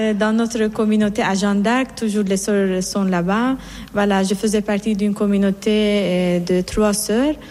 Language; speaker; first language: French; non-native, fluent; Persian